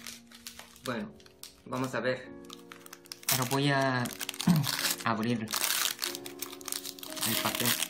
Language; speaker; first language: Spanish; non-native, fluent; Korean